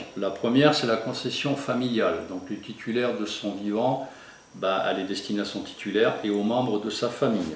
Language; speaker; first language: French; native; French